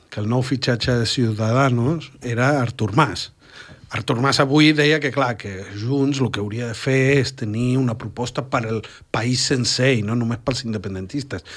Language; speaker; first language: Catalan; native; Catalan